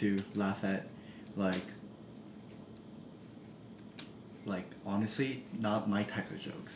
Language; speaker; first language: English; early bilingual, other home language; Korean